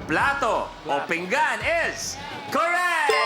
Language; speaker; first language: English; non-native, local second language; Filipino